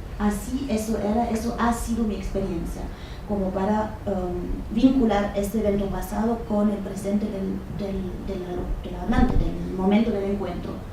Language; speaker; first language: Spanish; non-native, fluent; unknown